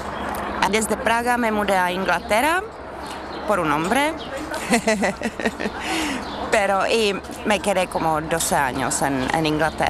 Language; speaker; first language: Spanish; non-native, fluent; Czech